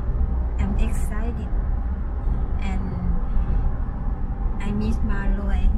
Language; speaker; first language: English; non-native, learner; Thai